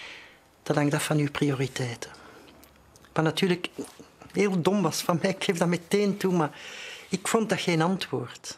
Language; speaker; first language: Dutch; native; Dutch